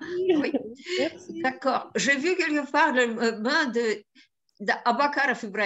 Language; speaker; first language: French; non-native, fluent; Russian